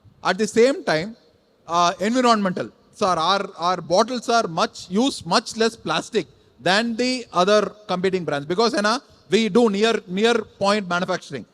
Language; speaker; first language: English; non-native, local second language; Tamil